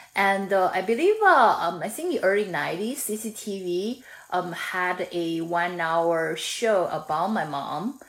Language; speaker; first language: English; non-native, fluent; Chinese